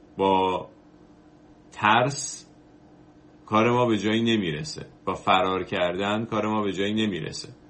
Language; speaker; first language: Persian; native; Persian